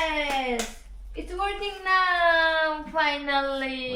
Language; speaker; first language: English; non-native, learner; Nepali